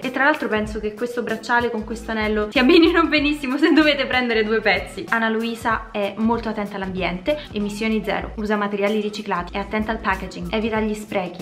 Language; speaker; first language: Italian; native; Italian